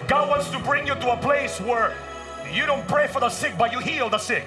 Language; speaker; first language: English; early bilingual, other home language; Spanish